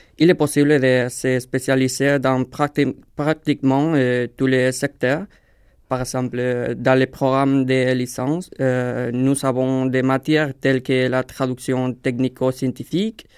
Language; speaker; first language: French; non-native, learner; Spanish